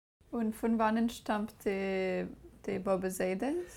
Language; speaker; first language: German; non-native, fluent; English